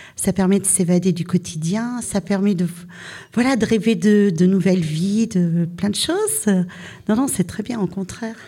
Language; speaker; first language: French; native; French